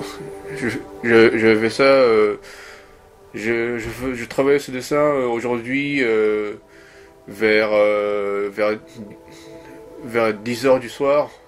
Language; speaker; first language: French; non-native, fluent; Japanese